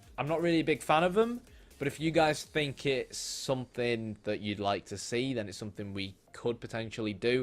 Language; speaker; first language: English; native; English